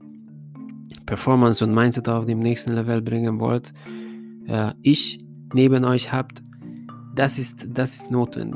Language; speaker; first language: German; non-native, fluent; Hungarian